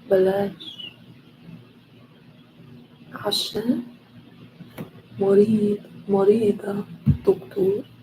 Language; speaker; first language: Arabic; non-native, learner; English